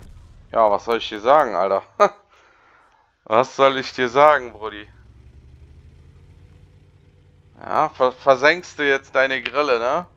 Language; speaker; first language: German; native; German